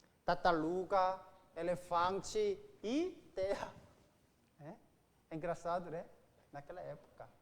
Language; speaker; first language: Portuguese; non-native, fluent; Korean